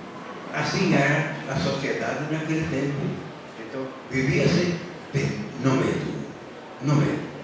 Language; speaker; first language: Portuguese; native; Portuguese